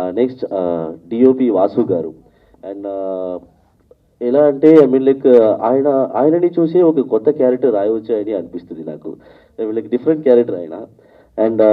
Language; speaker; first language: Telugu; non-native, learner; Tamil